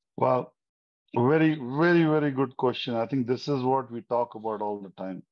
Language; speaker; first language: English; non-native, local second language; Hindi